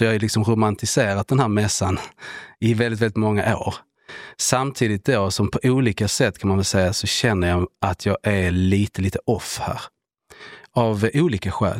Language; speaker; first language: Swedish; native; Swedish